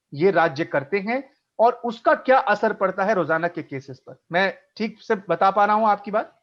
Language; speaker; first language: Hindi; native; Hindi